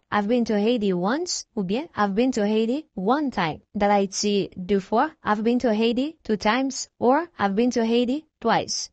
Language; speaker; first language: English; non-native, fluent; Haitian Creole